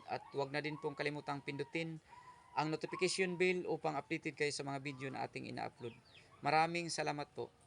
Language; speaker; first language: Filipino; non-native, local second language; Cebuano